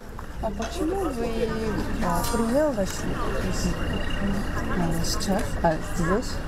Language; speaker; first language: Russian; non-native, learner; Korean